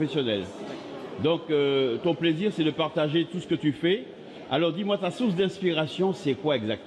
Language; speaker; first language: French; native; French